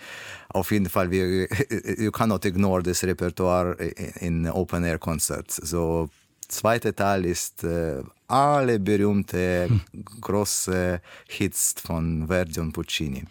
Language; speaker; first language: German; non-native, learner; Russian